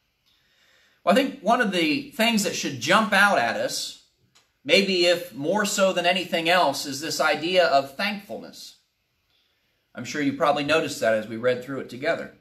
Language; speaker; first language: English; native; English